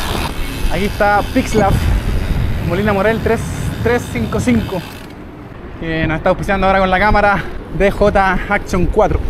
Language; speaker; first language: Spanish; native; Spanish